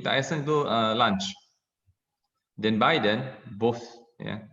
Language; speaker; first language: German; non-native, fluent; Indonesian